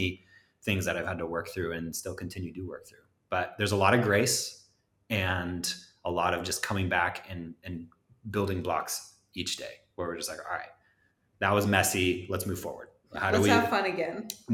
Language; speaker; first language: English; native; English